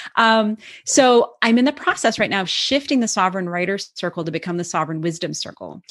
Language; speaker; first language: English; native; English